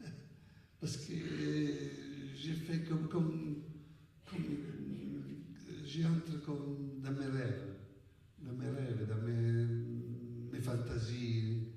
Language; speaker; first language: French; non-native, fluent; Italian